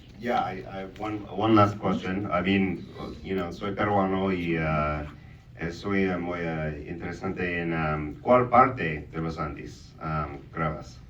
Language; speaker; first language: Spanish; early bilingual, heritage; English